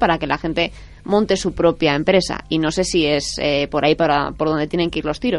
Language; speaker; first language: Spanish; native; Spanish